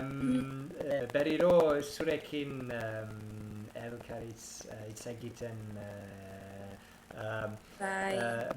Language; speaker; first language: Basque; non-native, learner; English